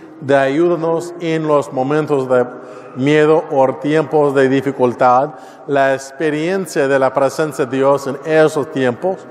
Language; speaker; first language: Spanish; non-native, learner; English